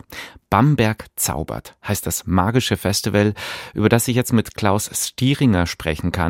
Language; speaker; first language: German; native; German